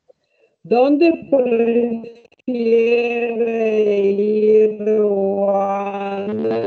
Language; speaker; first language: Spanish; non-native, learner; Italian